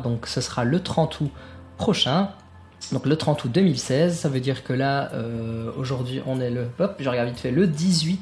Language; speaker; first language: French; native; French